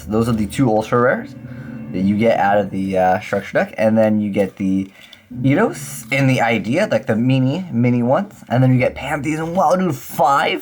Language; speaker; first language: English; native; English